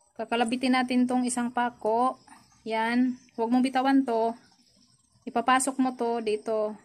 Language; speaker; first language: Filipino; native; Filipino